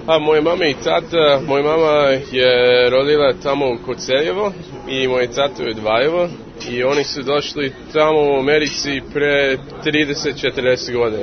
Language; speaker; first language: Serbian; early bilingual, heritage; English